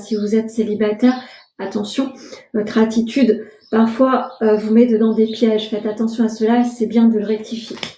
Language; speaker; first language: French; native; French